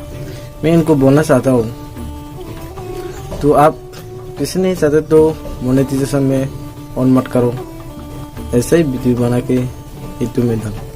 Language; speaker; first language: Hindi; non-native, local second language; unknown